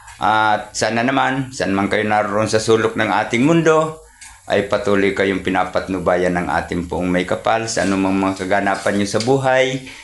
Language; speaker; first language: Filipino; non-native, local second language; Cebuano